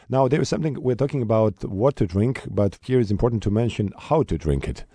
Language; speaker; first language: English; non-native, fluent; Bosnian